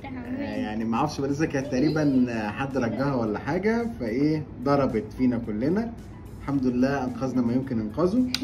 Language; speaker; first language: Arabic; native; Arabic